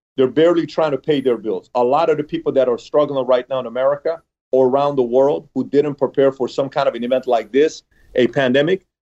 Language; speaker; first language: English; early bilingual, other home language; Persian